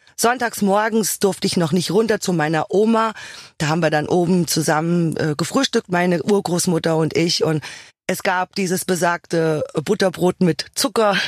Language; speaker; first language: German; native; German